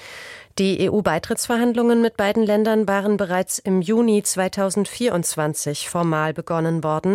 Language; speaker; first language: German; native; German